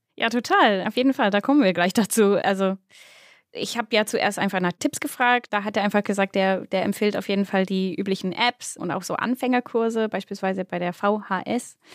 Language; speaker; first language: German; non-native, fluent; English